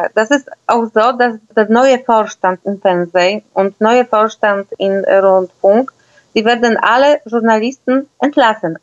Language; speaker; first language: German; non-native, fluent; Polish